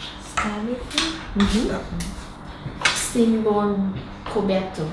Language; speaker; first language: Polish; non-native, learner; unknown